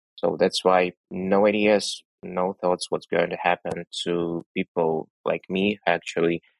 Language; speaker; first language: English; non-native, fluent; Russian